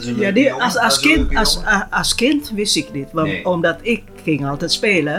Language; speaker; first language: Dutch; non-native, local second language; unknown